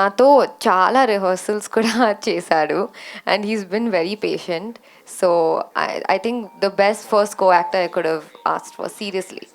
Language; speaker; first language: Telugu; non-native, learner; Kannada